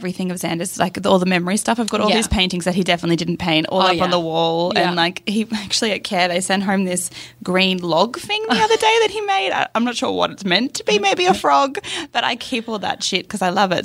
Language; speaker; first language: English; native; English